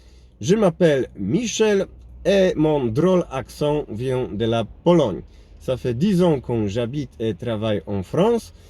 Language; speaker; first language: French; non-native, fluent; Polish